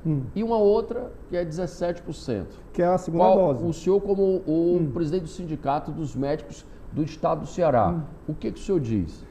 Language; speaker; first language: Portuguese; native; Portuguese